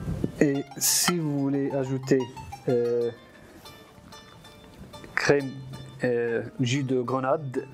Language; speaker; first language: French; non-native, fluent; Arabic